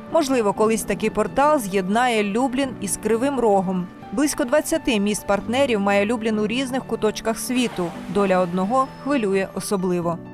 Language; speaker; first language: Ukrainian; native; Ukrainian